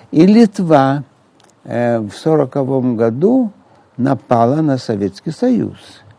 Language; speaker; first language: Russian; native; Russian